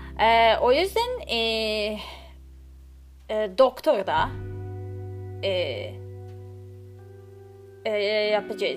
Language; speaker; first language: Turkish; non-native, learner; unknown